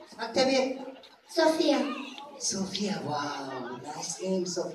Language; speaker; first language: English; non-native, learner; German